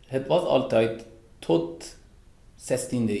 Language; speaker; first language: Dutch; non-native, fluent; Persian